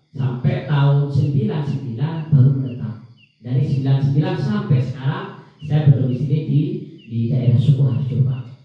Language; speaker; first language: Indonesian; non-native, local second language; Madurese